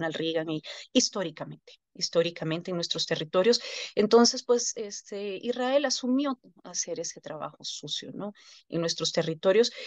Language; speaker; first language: Spanish; native; Spanish